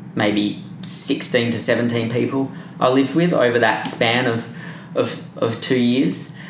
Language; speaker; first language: English; native; English